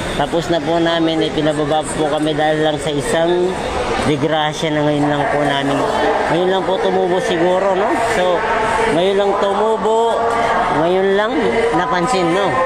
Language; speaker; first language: Filipino; non-native, local second language; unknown